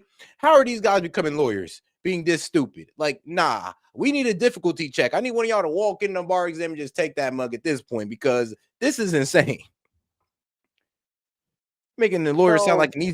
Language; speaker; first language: English; native; English